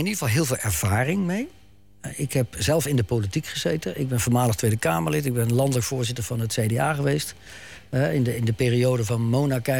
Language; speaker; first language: Dutch; native; Dutch